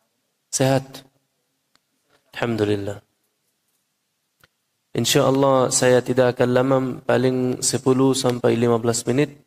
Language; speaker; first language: Indonesian; non-native, fluent; Arabic